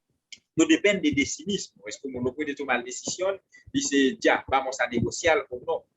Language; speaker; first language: Spanish; non-native, fluent; French